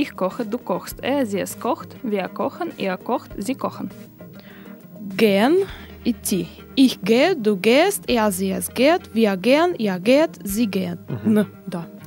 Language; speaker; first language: German; non-native, learner; Russian